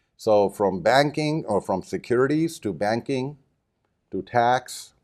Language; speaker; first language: English; early bilingual, other home language; Japanese